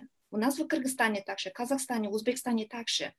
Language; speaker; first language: Russian; non-native, learner; Kyrgyz